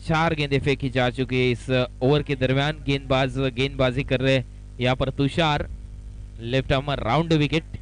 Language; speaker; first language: Hindi; non-native, local second language; Marathi